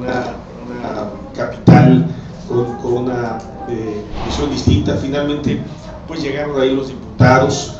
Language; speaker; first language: Spanish; native; Spanish